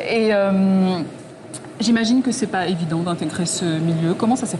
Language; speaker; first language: French; native; French